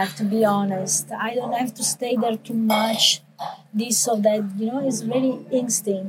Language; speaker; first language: English; non-native, learner; Italian